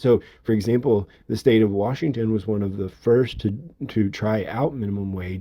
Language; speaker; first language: English; native; English